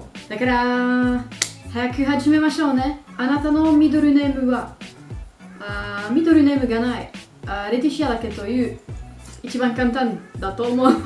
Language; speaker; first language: Japanese; non-native, learner; French